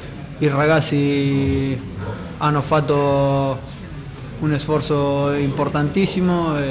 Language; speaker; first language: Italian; non-native, fluent; Spanish